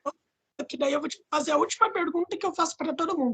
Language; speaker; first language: Portuguese; native; Portuguese